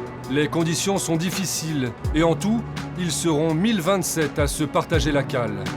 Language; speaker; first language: French; native; French